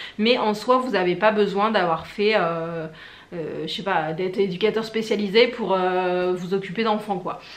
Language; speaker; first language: French; native; French